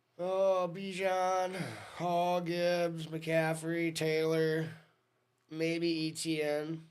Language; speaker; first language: English; native; English